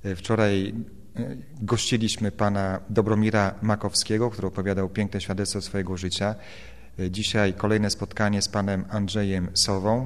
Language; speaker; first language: Polish; native; Polish